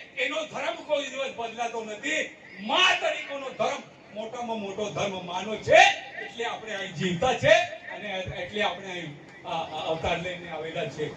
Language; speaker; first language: Gujarati; non-native, local second language; Vasavi